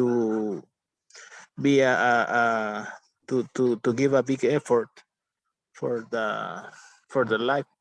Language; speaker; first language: English; non-native, learner; Spanish